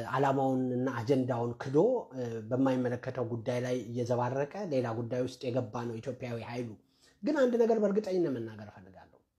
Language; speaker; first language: Amharic; native; Amharic